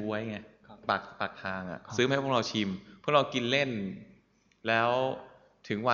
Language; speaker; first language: Thai; native; Thai